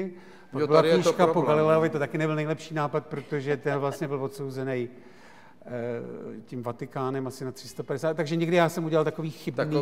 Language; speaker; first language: Czech; native; Czech